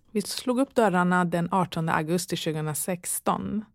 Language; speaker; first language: Swedish; early bilingual, other home language; Persian